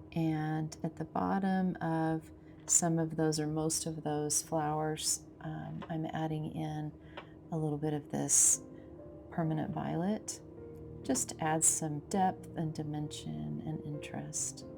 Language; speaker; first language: English; native; English